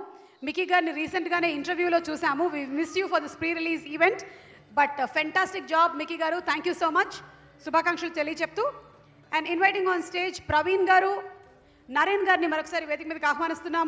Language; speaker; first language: Telugu; native; Telugu